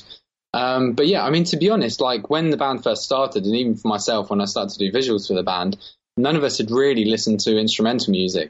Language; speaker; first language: English; native; English